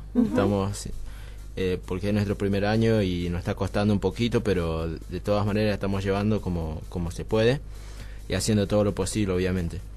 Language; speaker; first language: Spanish; native; Spanish